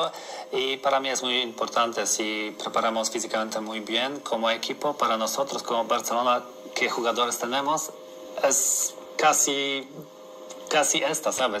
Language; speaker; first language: Spanish; non-native, learner; Polish